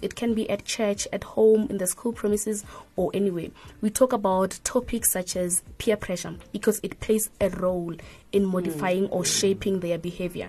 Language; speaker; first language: English; non-native, local second language; Northern Sotho